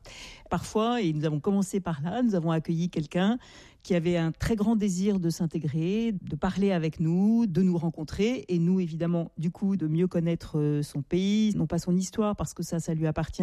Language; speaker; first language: French; native; French